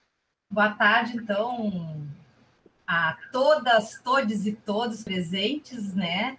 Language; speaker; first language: Portuguese; native; Portuguese